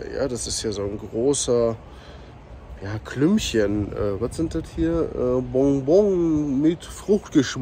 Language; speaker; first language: German; native; German